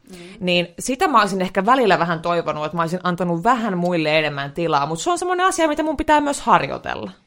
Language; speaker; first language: Finnish; native; Finnish